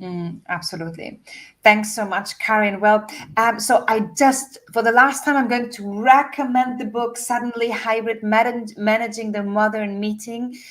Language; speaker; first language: English; non-native, fluent; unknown